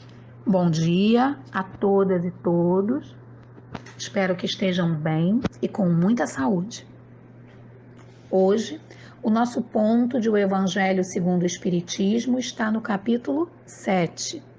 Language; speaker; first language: Portuguese; native; Portuguese